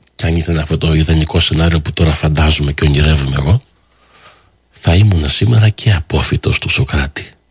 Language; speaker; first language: Greek; early bilingual, heritage; Greek